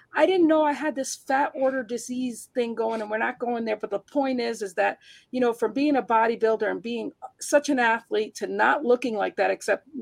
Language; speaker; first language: English; early bilingual, heritage; Spanish